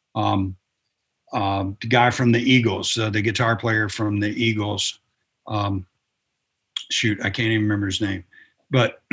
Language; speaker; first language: English; native; English